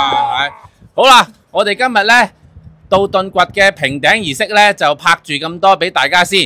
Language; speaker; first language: Cantonese; native; Cantonese